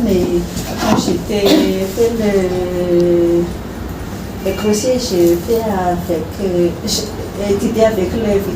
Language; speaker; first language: French; non-native, learner; Malagasy